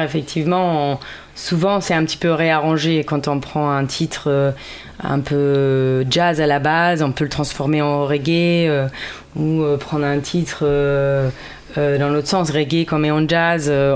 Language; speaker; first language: French; non-native, fluent; German